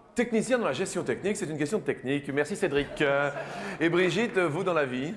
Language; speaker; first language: French; native; French